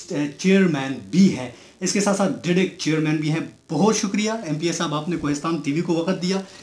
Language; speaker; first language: Urdu; native; Urdu